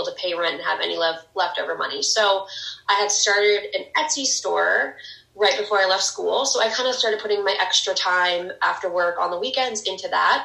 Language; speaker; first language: English; native; English